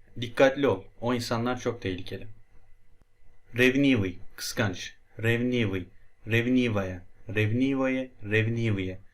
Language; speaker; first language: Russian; non-native, fluent; Turkish